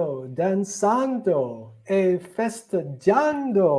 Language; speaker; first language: Portuguese; non-native, learner; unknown